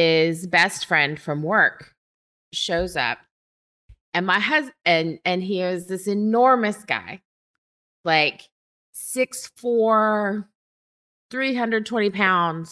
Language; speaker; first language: English; native; English